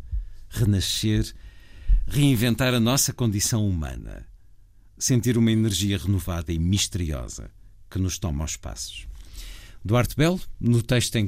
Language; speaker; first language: Portuguese; native; Portuguese